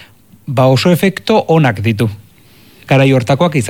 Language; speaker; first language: Basque; native; Basque